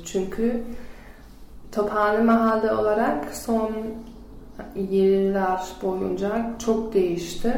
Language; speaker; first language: Turkish; non-native, learner; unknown